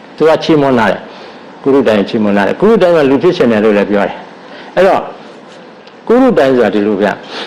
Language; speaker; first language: Burmese; native; Burmese